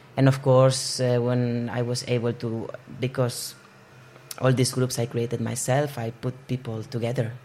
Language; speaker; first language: English; non-native, fluent; Spanish